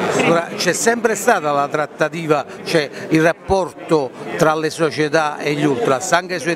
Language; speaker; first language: Italian; native; Italian